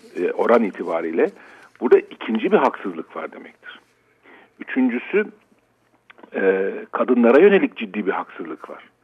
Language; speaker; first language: Turkish; native; Turkish